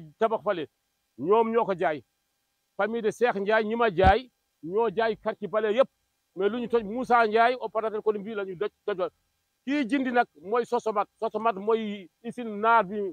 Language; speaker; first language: Wolof; non-native, local second language; Fula